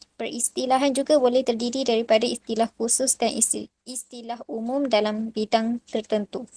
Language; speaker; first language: Malay; native; Malay